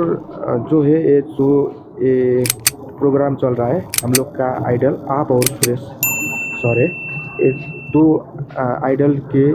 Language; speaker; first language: Hindi; non-native, learner; Nepali